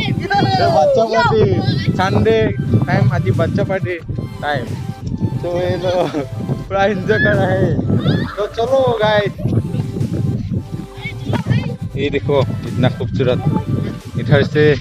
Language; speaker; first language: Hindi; non-native, local second language; Assamese